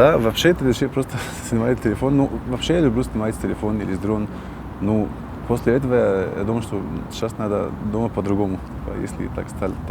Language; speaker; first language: Russian; non-native, learner; Arabic